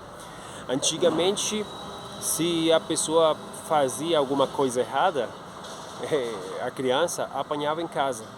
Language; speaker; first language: Portuguese; non-native, fluent; Spanish